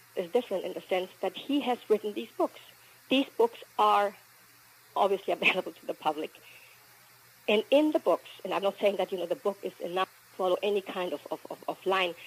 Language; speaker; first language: English; early bilingual, other home language; Spanish